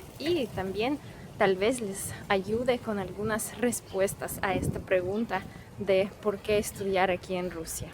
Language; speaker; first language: Spanish; non-native, fluent; Russian